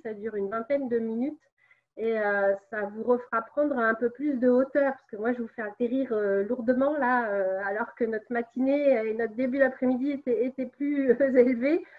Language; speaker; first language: French; native; French